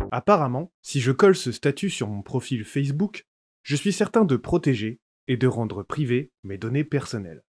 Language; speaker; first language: French; native; French